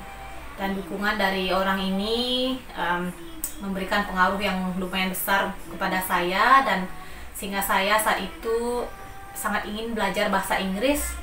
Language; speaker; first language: Indonesian; non-native, local second language; Balinese